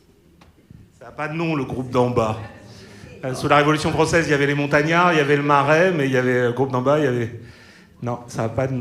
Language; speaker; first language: French; native; French